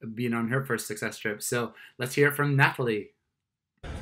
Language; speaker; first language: English; non-native, fluent; Swedish